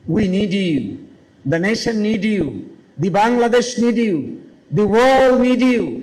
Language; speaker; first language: English; non-native, local second language; Bangla